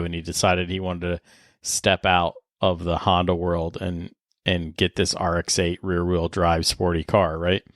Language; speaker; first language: English; native; English